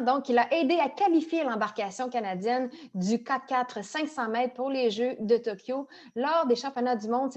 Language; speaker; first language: French; native; French